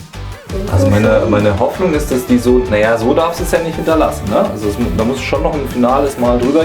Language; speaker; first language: German; native; German